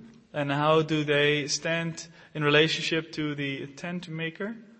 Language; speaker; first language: English; non-native, fluent; Dutch